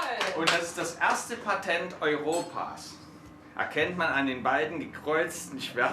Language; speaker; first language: German; native; German